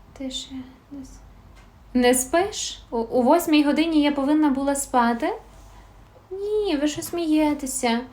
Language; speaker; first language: Ukrainian; native; Ukrainian